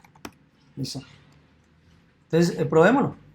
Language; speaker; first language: Spanish; native; Spanish